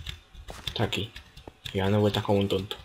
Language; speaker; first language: Spanish; native; Spanish